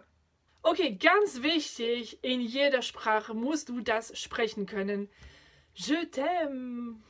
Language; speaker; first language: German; non-native, fluent; French